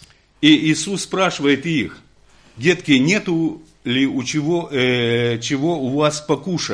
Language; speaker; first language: Russian; non-native, local second language; Ukrainian